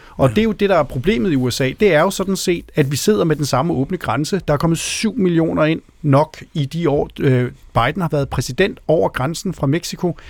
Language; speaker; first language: Danish; native; Danish